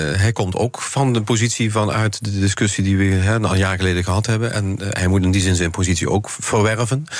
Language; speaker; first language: Dutch; native; Dutch